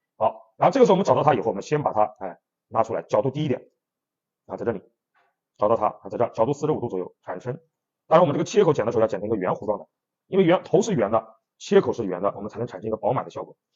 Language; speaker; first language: Chinese; native; Chinese